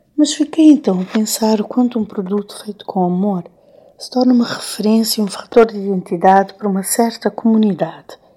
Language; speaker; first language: Portuguese; non-native, local second language; Kabuverdianu